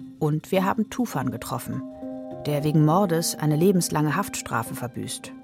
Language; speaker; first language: German; native; German